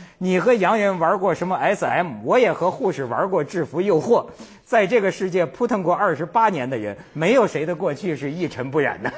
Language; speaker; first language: Chinese; native; Chinese